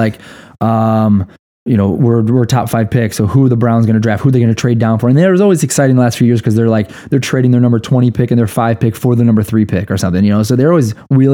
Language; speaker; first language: English; native; English